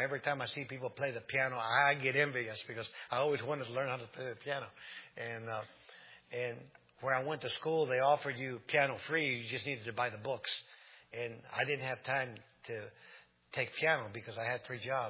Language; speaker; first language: English; non-native, fluent; Spanish